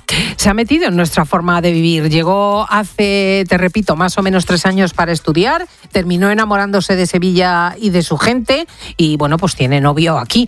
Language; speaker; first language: Spanish; native; Spanish